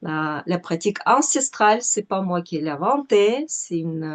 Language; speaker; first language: French; non-native, fluent; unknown